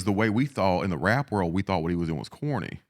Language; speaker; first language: English; native; English